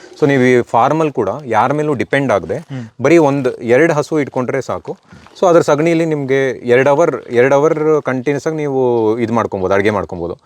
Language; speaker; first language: Kannada; native; Kannada